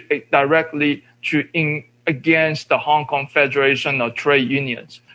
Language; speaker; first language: English; non-native, local second language; Cantonese